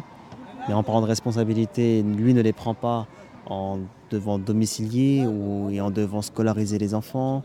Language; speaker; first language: French; native; French